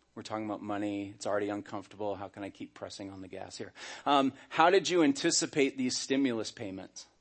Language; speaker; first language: English; native; English